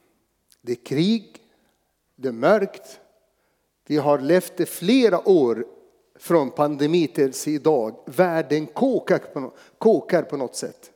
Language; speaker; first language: Swedish; non-native, fluent; Arabic